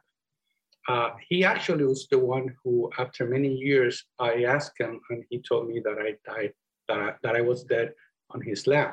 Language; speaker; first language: English; non-native, fluent; Spanish